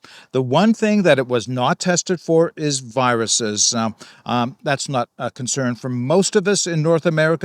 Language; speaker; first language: English; native; English